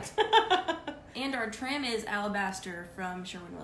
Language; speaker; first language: English; native; English